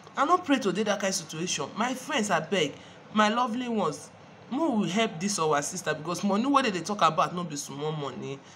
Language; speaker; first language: Nigerian Pidgin; non-native, local second language; Igbo